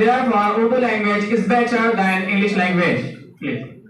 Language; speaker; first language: English; non-native, learner; Urdu